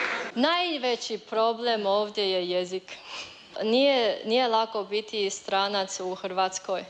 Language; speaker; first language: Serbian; non-native, learner; Chinese